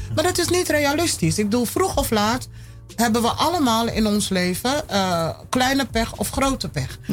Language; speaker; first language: Dutch; early bilingual, other home language; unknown